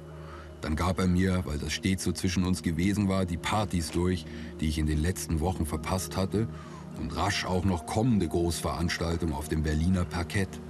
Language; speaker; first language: German; native; German